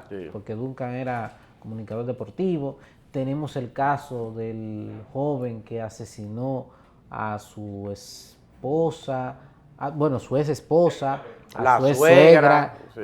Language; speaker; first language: Spanish; native; Spanish